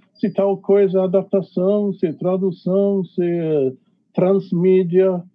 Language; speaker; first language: Portuguese; non-native, fluent; English